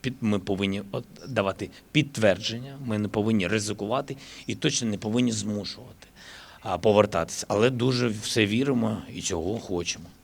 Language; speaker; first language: Ukrainian; native; Ukrainian